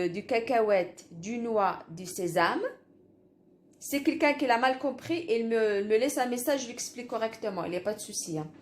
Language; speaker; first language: French; non-native, local second language; Arabic